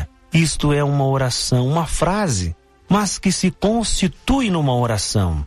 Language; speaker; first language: Portuguese; native; Portuguese